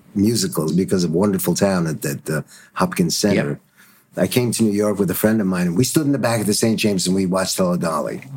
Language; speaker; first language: English; early bilingual, other home language; German